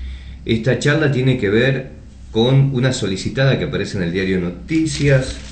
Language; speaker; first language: Spanish; native; Spanish